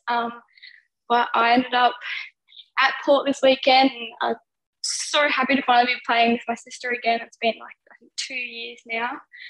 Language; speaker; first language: English; native; English